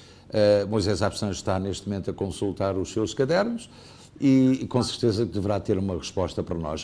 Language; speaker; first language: Portuguese; native; Portuguese